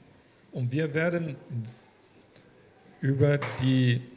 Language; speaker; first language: German; non-native, fluent; Portuguese